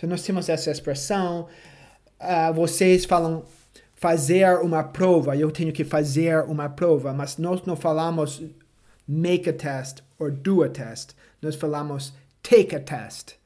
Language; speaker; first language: Portuguese; non-native, fluent; English